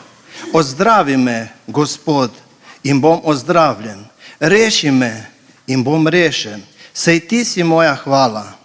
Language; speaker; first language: Slovenian; native; Slovenian